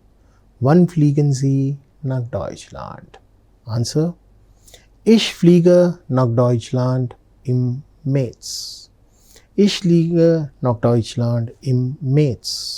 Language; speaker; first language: German; non-native, fluent; Telugu